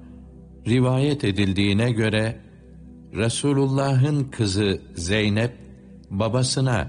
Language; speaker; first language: Turkish; native; Turkish